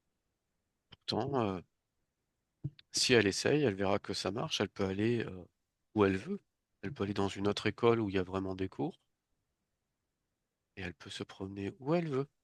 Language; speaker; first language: French; native; French